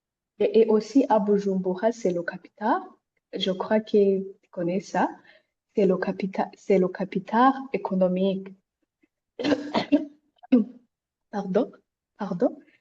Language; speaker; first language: French; non-native, local second language; Rundi